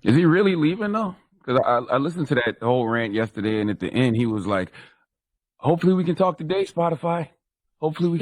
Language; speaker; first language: English; native; English